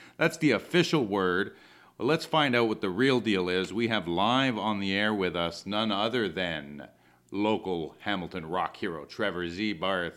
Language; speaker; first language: English; early bilingual, other home language; French